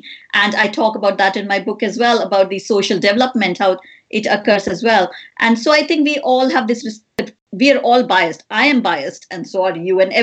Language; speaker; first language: English; non-native, local second language; Hindi